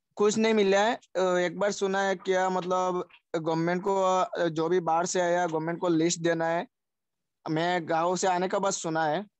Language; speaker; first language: Hindi; non-native, local second language; Sylheti